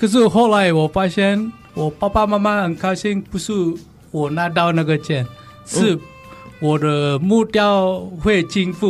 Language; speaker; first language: Chinese; non-native, learner; Balinese